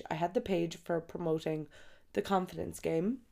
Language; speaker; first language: English; native; English